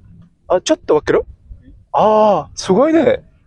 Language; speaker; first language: Japanese; non-native, learner; Mongolian